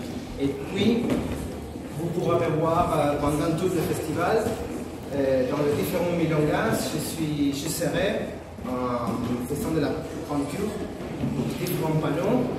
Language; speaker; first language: French; non-native, fluent; Spanish